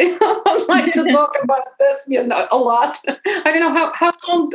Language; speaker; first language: English; non-native, fluent; Russian